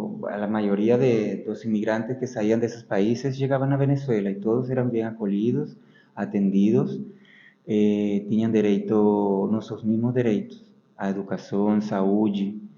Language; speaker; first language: Portuguese; non-native, fluent; Spanish